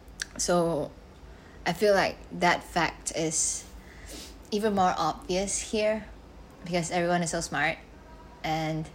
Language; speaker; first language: English; non-native, local second language; Chinese